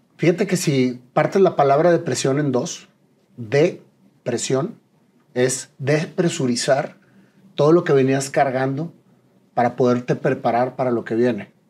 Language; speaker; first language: Spanish; native; Spanish